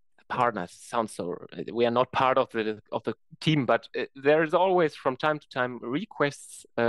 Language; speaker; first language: English; non-native, fluent; German